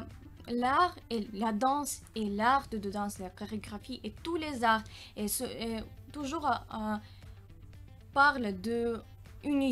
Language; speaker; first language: French; non-native, learner; Russian